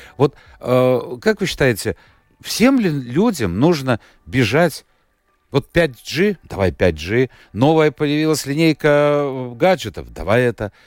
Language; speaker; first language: Russian; native; Russian